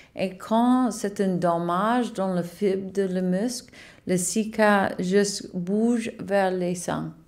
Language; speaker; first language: French; non-native, learner; English